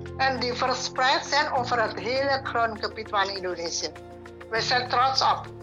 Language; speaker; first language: Dutch; non-native, learner; Indonesian